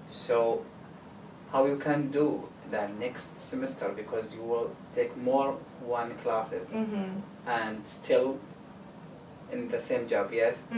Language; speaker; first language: English; non-native, learner; Arabic